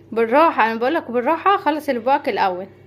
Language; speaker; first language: Arabic; native; Arabic